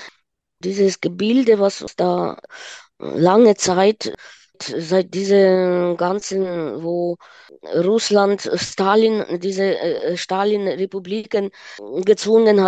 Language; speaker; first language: German; non-native, fluent; Ukrainian